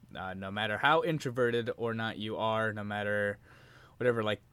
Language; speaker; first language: English; native; English